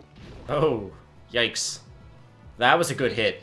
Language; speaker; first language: English; native; English